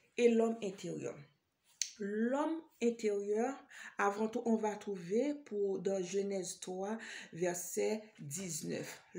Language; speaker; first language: French; non-native, local second language; Haitian Creole